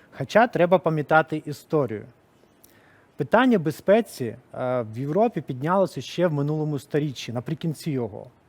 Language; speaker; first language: Ukrainian; non-native, local second language; Russian